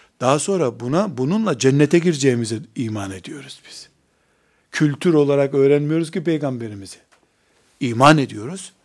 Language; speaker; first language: Turkish; native; Turkish